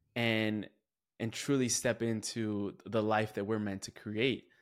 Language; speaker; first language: English; native; English